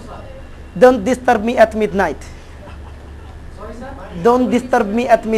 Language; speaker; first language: English; non-native, fluent; Bangla